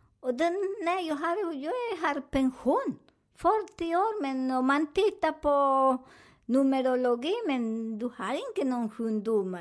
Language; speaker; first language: Swedish; non-native, learner; Spanish